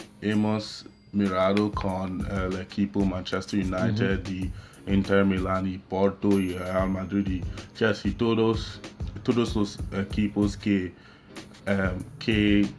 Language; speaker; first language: Spanish; non-native, learner; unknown